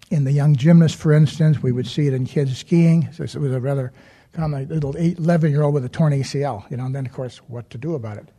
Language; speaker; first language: English; native; English